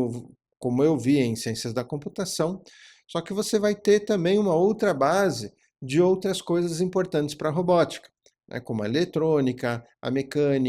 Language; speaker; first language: Portuguese; native; Portuguese